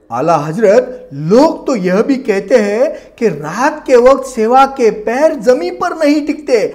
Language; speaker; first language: Hindi; non-native, local second language; Marathi